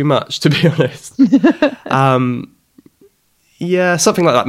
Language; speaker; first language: English; native; English